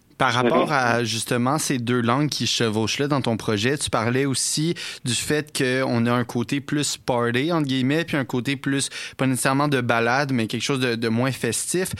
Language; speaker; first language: French; native; French